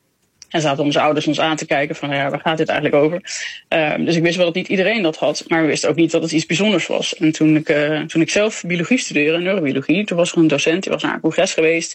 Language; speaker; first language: Dutch; native; Dutch